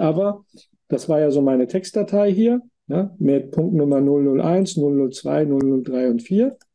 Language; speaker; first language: German; native; German